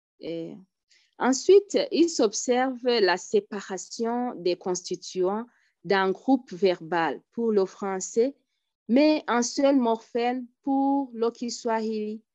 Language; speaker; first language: French; non-native, local second language; Rundi